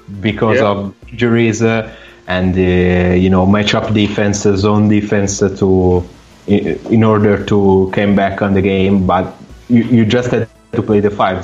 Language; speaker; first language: English; non-native, fluent; Italian